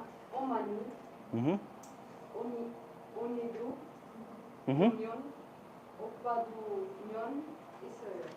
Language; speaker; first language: Korean; non-native, learner; Arabic